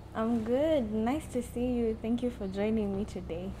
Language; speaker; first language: English; non-native, local second language; Kalenjin